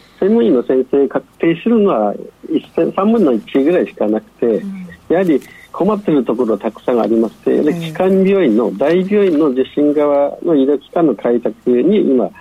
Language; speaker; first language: Japanese; non-native, fluent; Chinese